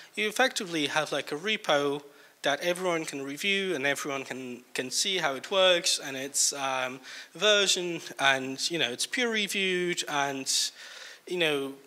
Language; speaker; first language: English; non-native, fluent; Polish